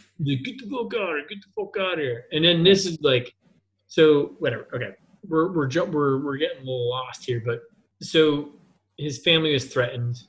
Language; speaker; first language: English; native; English